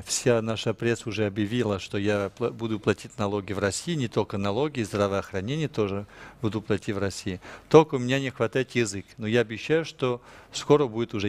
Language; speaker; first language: Russian; non-native, fluent; French